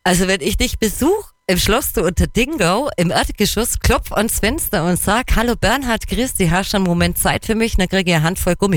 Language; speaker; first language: German; native; German